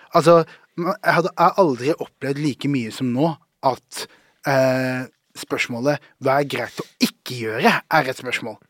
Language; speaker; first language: Norwegian; early bilingual, other home language; Somali